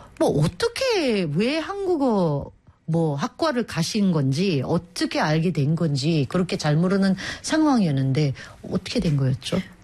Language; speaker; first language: Korean; native; Korean